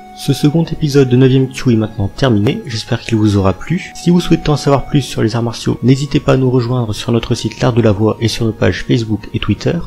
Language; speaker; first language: French; native; French